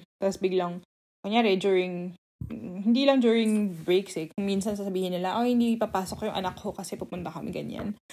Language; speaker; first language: Filipino; native; Filipino